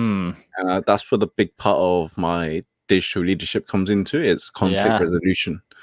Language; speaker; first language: English; native; English